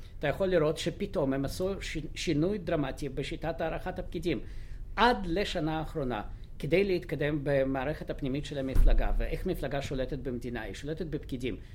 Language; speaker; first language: Hebrew; non-native, fluent; Russian